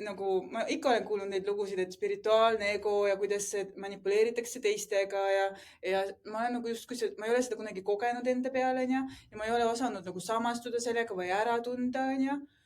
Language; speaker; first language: Estonian; native; Estonian